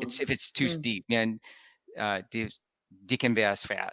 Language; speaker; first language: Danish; non-native, learner; English